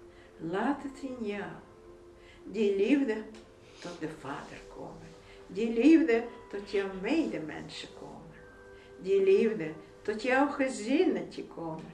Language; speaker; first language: Dutch; non-native, fluent; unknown